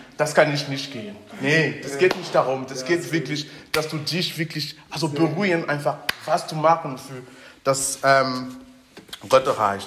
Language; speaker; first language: German; non-native, fluent; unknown